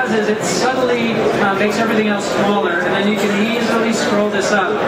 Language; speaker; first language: English; native; English